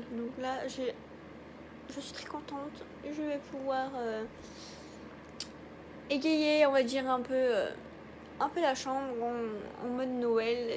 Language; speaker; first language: French; native; French